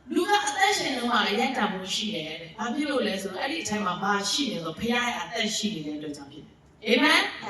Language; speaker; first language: Burmese; native; Burmese